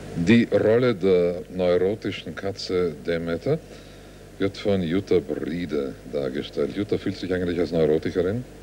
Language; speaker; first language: German; native; German